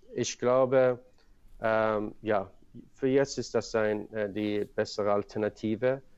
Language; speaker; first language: German; non-native, learner; Swedish